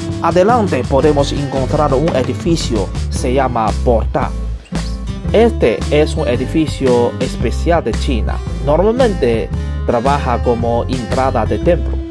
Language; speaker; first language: Spanish; non-native, learner; Chinese